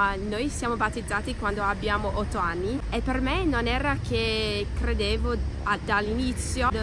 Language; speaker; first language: Italian; non-native, learner; English